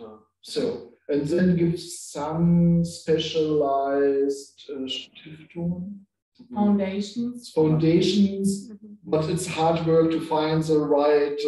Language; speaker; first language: English; non-native, learner; German